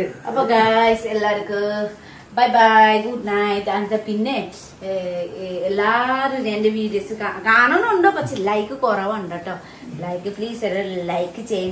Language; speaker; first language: Malayalam; non-native, learner; Nepali